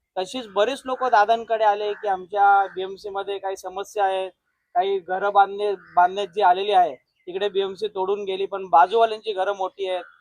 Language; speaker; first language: Marathi; native; Marathi